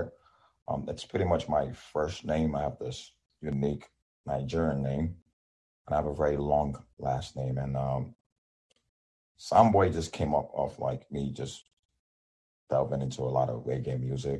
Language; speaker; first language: English; non-native, local second language; Yoruba